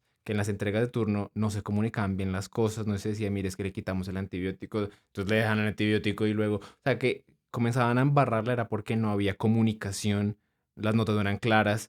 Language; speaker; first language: Spanish; native; Spanish